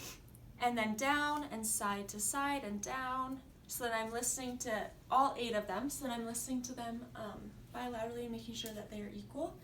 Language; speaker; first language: English; native; English